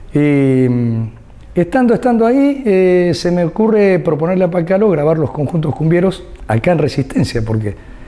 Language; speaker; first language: Spanish; native; Spanish